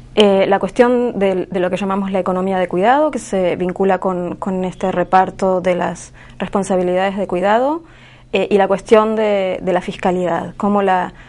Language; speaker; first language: Spanish; native; Spanish